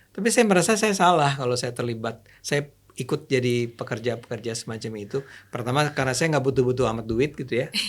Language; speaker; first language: Indonesian; native; Indonesian